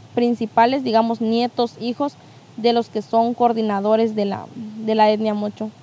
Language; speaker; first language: Spanish; native; Spanish